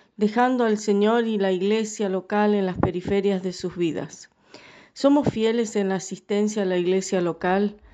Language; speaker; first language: Spanish; non-native, fluent; English